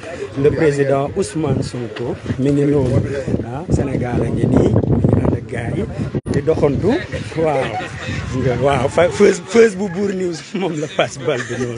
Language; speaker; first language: French; non-native, local second language; Wolof